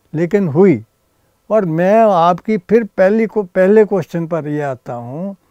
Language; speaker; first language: Hindi; native; Hindi